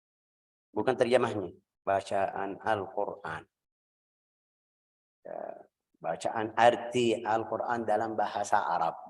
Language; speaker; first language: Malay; non-native, fluent; Arabic